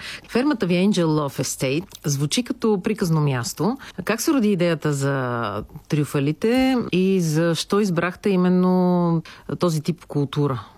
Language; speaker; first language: Bulgarian; native; Bulgarian